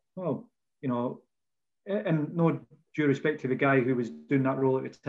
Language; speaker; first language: English; native; English